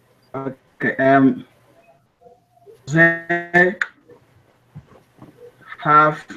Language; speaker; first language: English; non-native, learner; Spanish